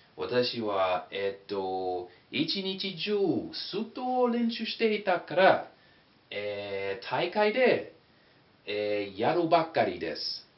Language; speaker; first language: Japanese; non-native, fluent; English